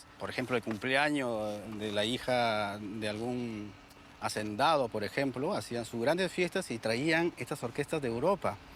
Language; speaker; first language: Spanish; native; Spanish